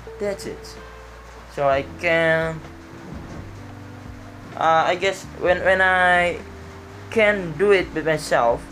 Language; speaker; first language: English; non-native, learner; Indonesian